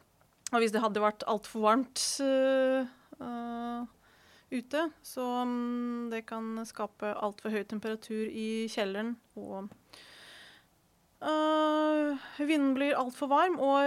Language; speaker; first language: Norwegian; non-native, fluent; Ukrainian